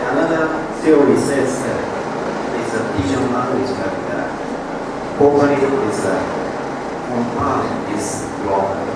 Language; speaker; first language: English; non-native, learner; Japanese